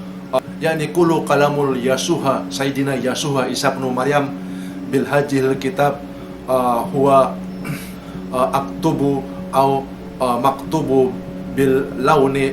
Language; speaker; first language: Arabic; non-native, learner; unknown